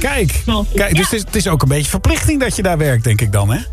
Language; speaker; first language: Dutch; native; Dutch